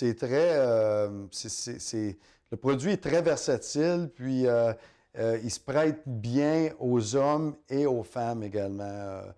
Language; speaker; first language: French; native; French